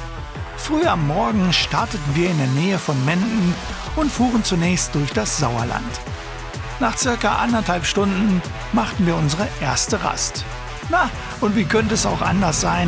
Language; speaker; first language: German; native; German